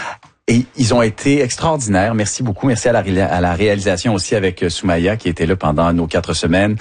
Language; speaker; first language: French; native; French